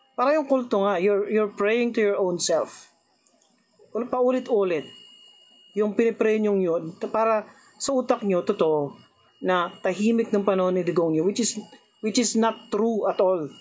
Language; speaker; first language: Filipino; native; Filipino